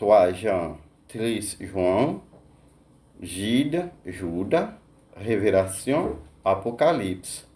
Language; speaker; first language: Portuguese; non-native, fluent; Haitian Creole